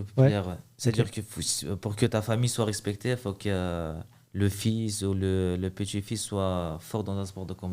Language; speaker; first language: French; early bilingual, other home language; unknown